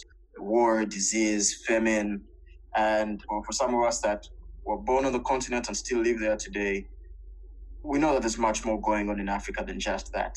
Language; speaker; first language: English; non-native, local second language; Ganda